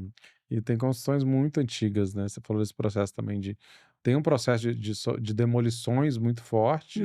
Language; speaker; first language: Portuguese; native; Portuguese